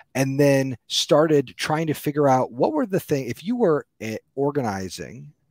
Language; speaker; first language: English; native; English